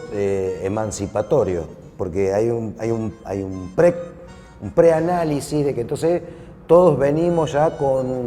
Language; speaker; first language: Spanish; native; Spanish